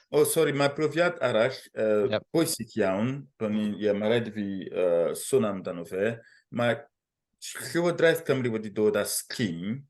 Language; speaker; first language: Welsh; non-native, fluent; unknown